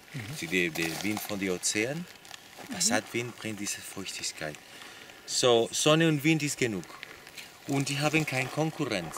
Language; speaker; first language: German; non-native, learner; Spanish